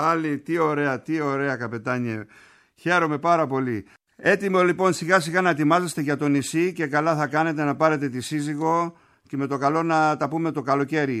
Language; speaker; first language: Greek; native; Greek